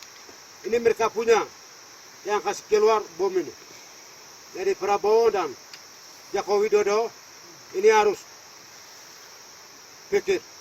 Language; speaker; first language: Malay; non-native, local second language; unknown